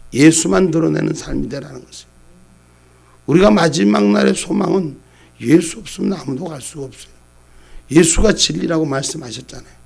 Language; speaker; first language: Korean; native; Korean